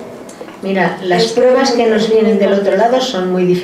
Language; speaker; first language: Spanish; native; Spanish